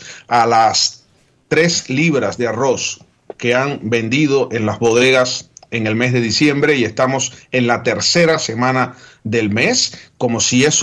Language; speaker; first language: Spanish; native; Spanish